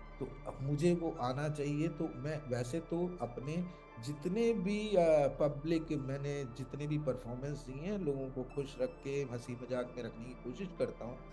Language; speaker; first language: Hindi; non-native, local second language; Malayalam